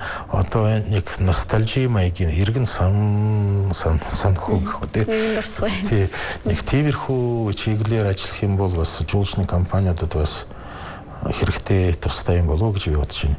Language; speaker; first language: Mongolian; non-native, fluent; Russian